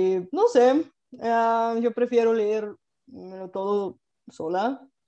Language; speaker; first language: Spanish; non-native, fluent; Bulgarian